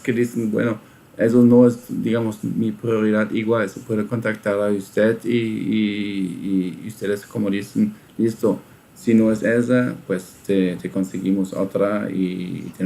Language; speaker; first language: Spanish; non-native, fluent; German